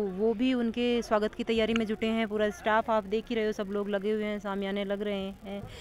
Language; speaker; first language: Hindi; native; Hindi